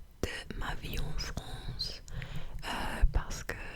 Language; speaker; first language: French; non-native, fluent; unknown